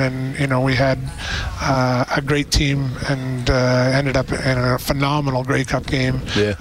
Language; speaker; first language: English; native; English